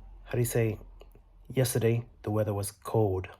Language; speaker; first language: English; early bilingual, other home language; Vietnamese